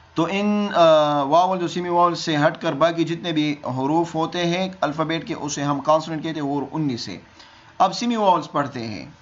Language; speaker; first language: Urdu; non-native, local second language; Pashto